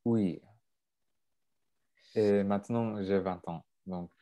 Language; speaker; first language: French; non-native, local second language; English